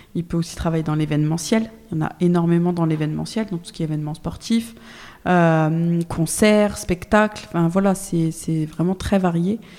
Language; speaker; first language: French; native; French